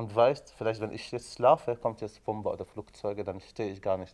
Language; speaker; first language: German; non-native, fluent; Arabic